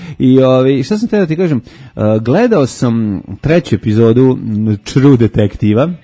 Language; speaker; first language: Serbian; native; Serbian